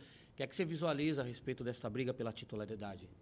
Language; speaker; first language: Portuguese; native; Portuguese